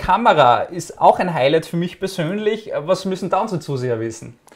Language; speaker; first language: German; native; German